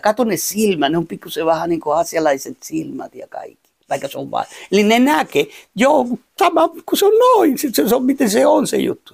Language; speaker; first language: Finnish; non-native, fluent; Spanish